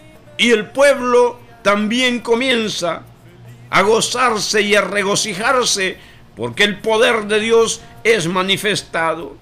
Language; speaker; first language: Spanish; native; Spanish